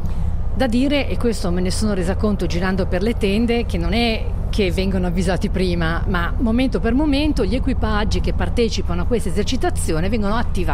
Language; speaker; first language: Italian; native; Italian